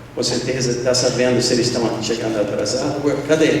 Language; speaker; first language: Portuguese; non-native, fluent; English